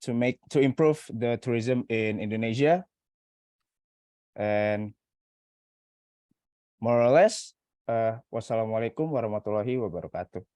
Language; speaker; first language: English; non-native, learner; Indonesian